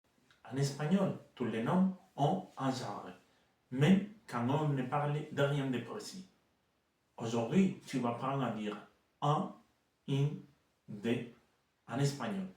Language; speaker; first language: French; non-native, fluent; Spanish